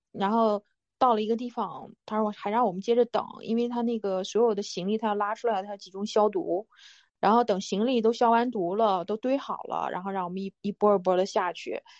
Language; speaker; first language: Chinese; native; Chinese